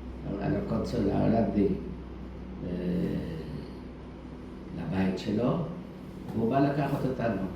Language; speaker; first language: Hebrew; early bilingual, other home language; Dutch